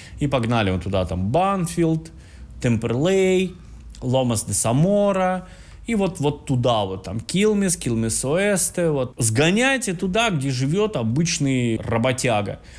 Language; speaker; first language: Russian; native; Russian